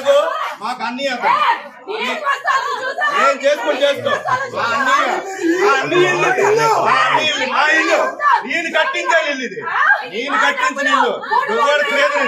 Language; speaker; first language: Telugu; native; Telugu